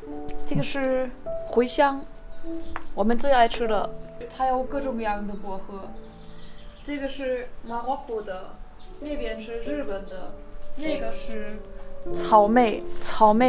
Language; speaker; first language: Chinese; early bilingual, heritage; Chinese